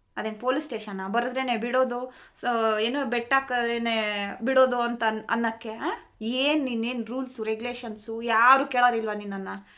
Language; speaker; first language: Kannada; non-native, local second language; Telugu